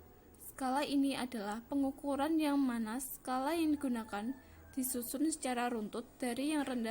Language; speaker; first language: Indonesian; native; Indonesian